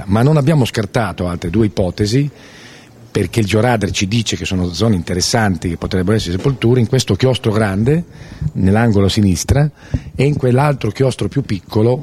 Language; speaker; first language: Italian; native; Italian